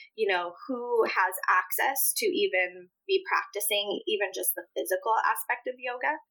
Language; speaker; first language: English; early bilingual, other home language; Spanish